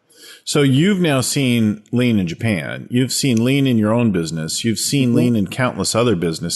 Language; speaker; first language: English; native; English